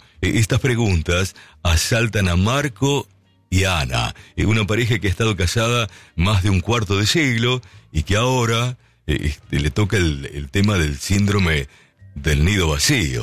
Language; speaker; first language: Spanish; native; Spanish